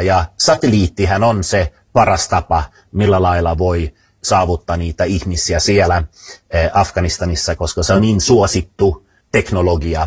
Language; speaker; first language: Finnish; early bilingual, other home language; Swedish